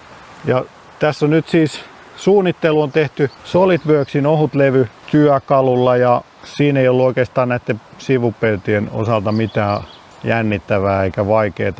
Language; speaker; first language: Finnish; native; Finnish